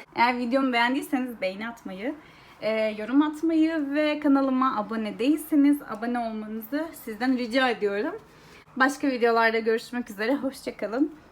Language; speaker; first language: Turkish; early bilingual, heritage; Turkish